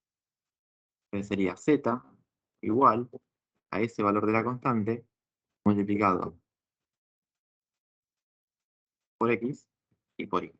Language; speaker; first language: Spanish; native; Spanish